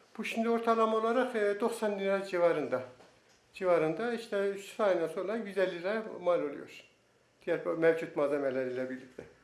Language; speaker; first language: Turkish; native; Turkish